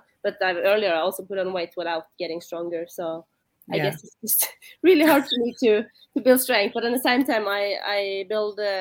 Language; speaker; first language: English; non-native, fluent; Norwegian